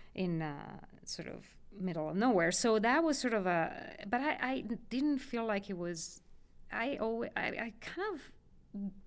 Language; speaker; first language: English; non-native, fluent; Italian